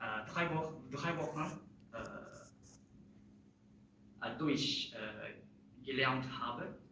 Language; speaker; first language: German; non-native, learner; Japanese